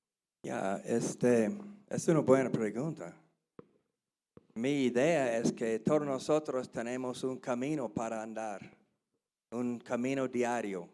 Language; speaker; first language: Spanish; non-native, learner; English